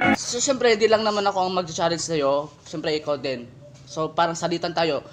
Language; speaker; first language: Filipino; non-native, local second language; Iloko